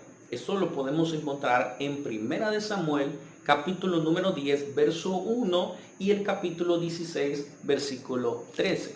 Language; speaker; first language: Spanish; native; Spanish